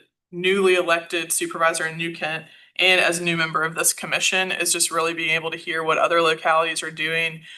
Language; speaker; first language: English; native; English